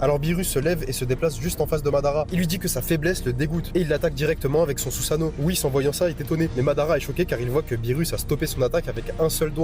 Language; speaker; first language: French; native; French